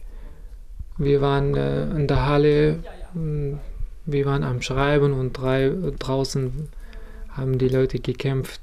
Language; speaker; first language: German; non-native, fluent; Kurdish